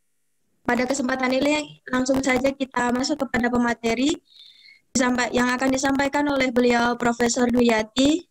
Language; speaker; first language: Indonesian; native; Indonesian